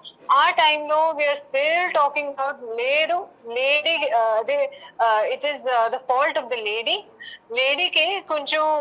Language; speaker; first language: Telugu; non-native, learner; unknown